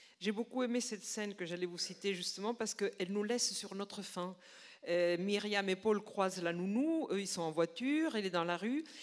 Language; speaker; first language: French; non-native, fluent; Spanish